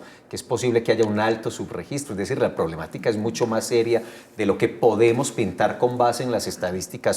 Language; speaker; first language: Spanish; native; Spanish